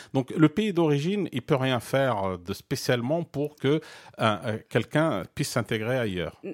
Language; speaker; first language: French; non-native, local second language; Arabic